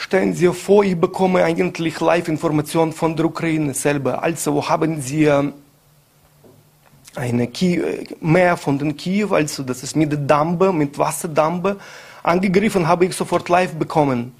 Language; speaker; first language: German; non-native, learner; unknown